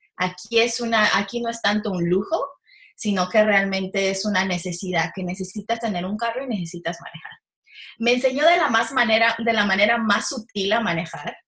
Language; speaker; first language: Spanish; early bilingual, heritage; Spanish